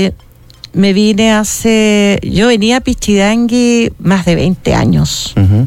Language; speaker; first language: Spanish; native; Spanish